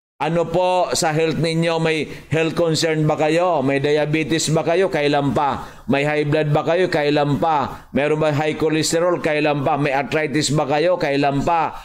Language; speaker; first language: Filipino; non-native, local second language; Bikol